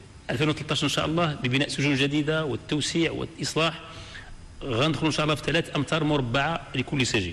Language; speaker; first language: Arabic; native; Arabic